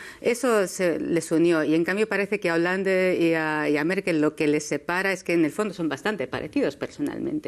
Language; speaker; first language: Spanish; native; Spanish